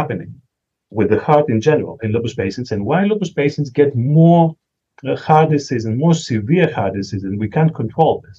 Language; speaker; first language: English; non-native, fluent; Greek